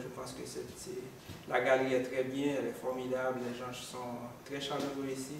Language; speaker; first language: French; non-native, local second language; Haitian Creole